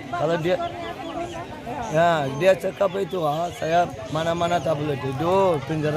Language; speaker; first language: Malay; non-native, learner; Rohingya